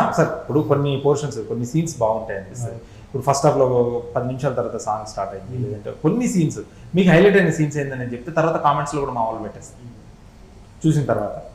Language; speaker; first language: Telugu; native; Telugu